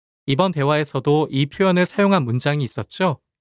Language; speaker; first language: Korean; native; Korean